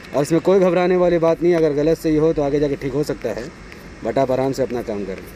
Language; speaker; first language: Hindi; native; Hindi